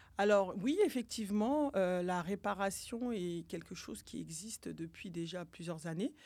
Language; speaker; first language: French; early bilingual, other home language; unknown